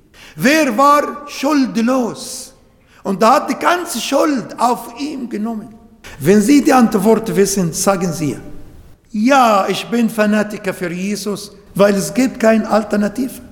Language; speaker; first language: German; non-native, learner; Arabic